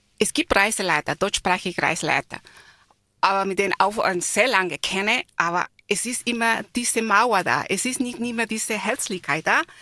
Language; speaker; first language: German; non-native, fluent; Spanish